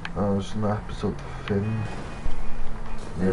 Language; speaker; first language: Icelandic; early bilingual, heritage; Icelandic